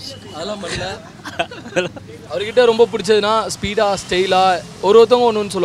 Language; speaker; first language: Tamil; native; Tamil